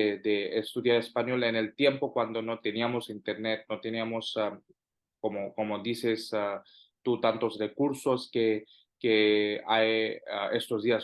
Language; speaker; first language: Spanish; non-native, fluent; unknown